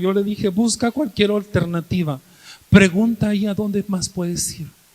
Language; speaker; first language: Spanish; native; Spanish